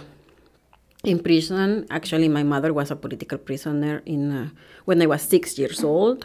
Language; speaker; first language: English; non-native, fluent; Spanish